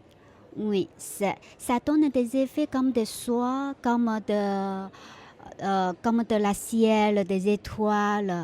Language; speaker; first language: French; non-native, fluent; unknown